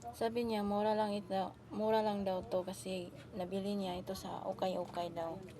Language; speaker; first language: Filipino; non-native, local second language; Cebuano